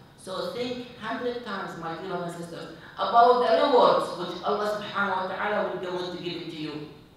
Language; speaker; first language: English; non-native, fluent; Arabic